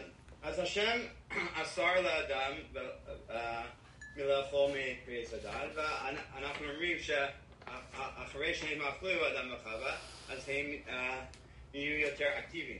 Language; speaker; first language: Hebrew; non-native, fluent; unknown